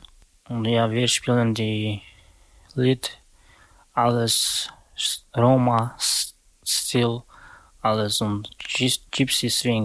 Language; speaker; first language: German; non-native, learner; Slovak